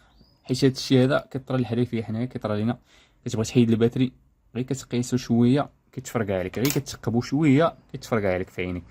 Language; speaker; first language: Arabic; native; Arabic